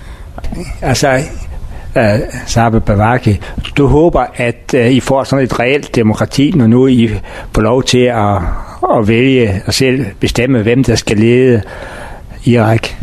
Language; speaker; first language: Danish; non-native, learner; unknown